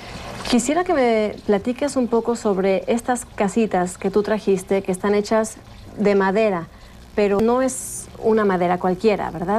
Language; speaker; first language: Spanish; native; Spanish